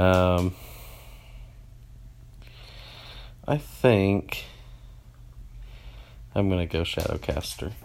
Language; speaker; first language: English; native; English